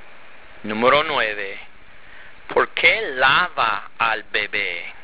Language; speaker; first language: Spanish; non-native, fluent; English